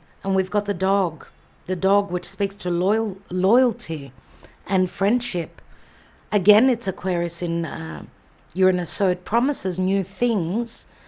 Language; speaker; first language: English; native; English